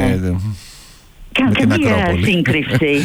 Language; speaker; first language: Greek; non-native, fluent; English